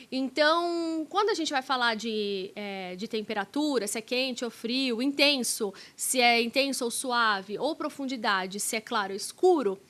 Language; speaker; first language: Portuguese; native; Portuguese